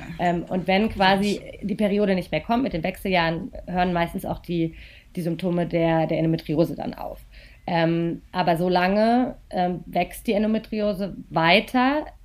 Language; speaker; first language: German; native; German